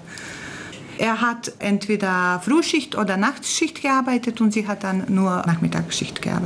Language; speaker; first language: German; non-native, fluent; Croatian